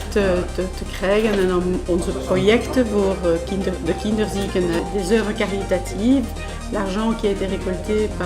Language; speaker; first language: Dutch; non-native, local second language; French